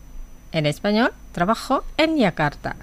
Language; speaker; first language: Spanish; non-native, fluent; Indonesian